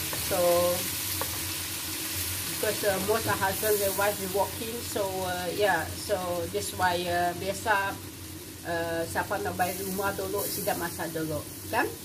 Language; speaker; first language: English; non-native, local second language; Malay